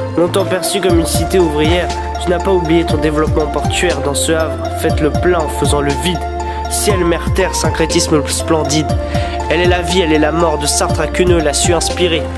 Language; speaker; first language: French; native; French